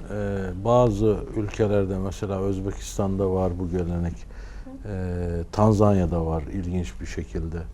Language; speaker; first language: Turkish; native; Turkish